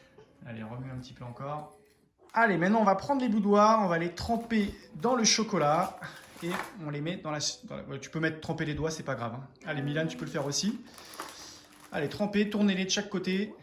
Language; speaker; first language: French; native; French